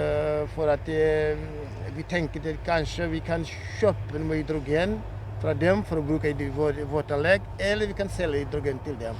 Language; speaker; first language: Norwegian; non-native, fluent; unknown